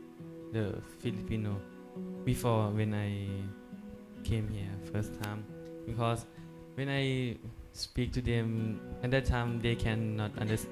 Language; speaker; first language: English; non-native, learner; Thai